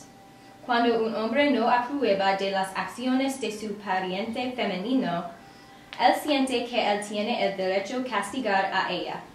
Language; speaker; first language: Spanish; non-native, learner; English